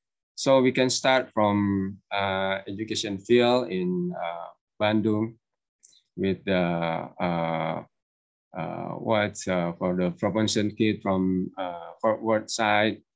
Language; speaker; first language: English; non-native, learner; Indonesian